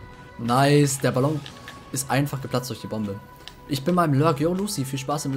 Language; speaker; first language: German; native; German